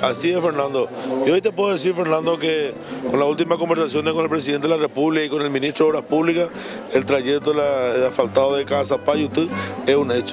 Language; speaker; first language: Spanish; native; Spanish